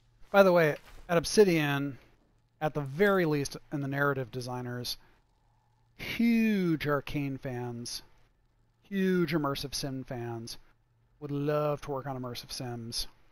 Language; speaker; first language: English; native; English